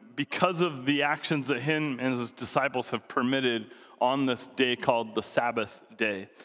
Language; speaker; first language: English; native; English